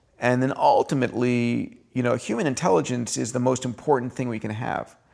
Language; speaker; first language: English; early bilingual, other home language; Greek